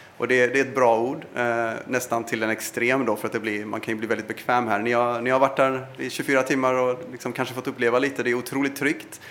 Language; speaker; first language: Swedish; early bilingual, other home language; Persian